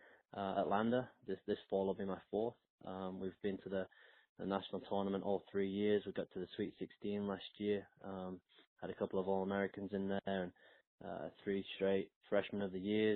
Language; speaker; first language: English; native; English